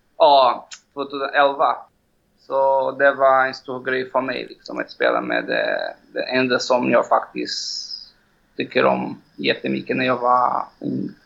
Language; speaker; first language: Swedish; non-native, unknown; Portuguese